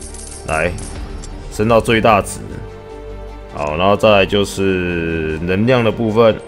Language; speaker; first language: Chinese; native; Chinese